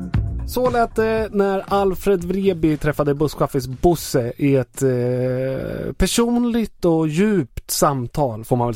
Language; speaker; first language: Swedish; native; Swedish